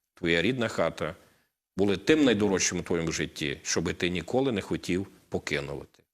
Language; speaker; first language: Ukrainian; native; Ukrainian